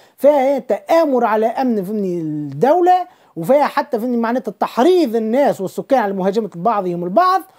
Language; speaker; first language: Arabic; native; Arabic